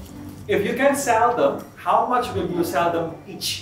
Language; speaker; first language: English; non-native, fluent; Indonesian